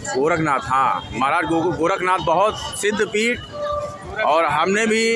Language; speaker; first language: Hindi; native; Hindi